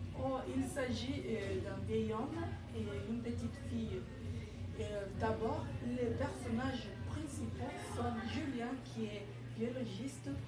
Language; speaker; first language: French; non-native, learner; Spanish